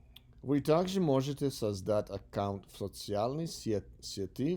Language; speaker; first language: Russian; non-native, learner; English